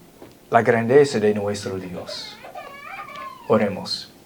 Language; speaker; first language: Spanish; non-native, fluent; English